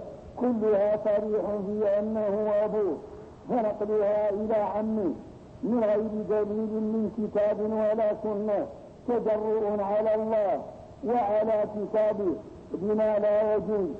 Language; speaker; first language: Arabic; native; Arabic